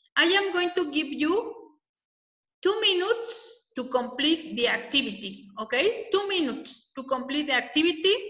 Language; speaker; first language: English; non-native, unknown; Spanish